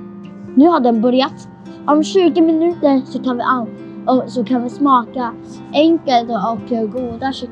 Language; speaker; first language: Swedish; non-native, learner; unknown